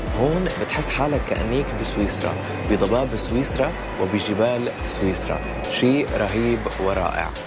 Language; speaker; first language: Arabic; native; Arabic